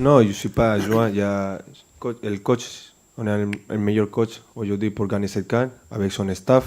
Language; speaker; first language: French; non-native, fluent; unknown